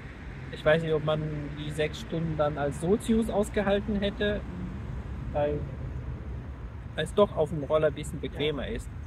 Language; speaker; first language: German; native; German